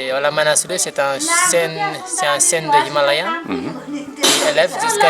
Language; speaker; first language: French; non-native, learner; Nepali